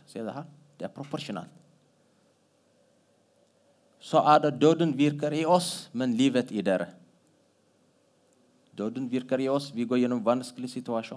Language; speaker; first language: Norwegian; non-native, fluent; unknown